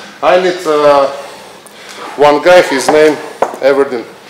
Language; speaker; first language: English; non-native, learner; Russian